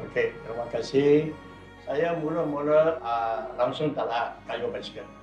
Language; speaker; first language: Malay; non-native, local second language; Chinese